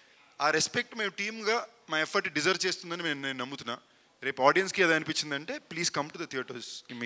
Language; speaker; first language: Telugu; native; Telugu